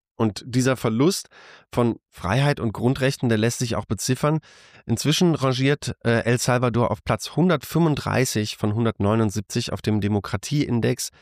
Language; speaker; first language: German; native; German